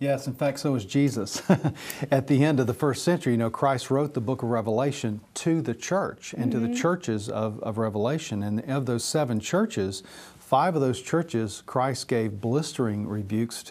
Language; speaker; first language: English; native; English